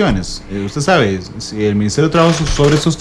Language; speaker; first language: Spanish; native; Spanish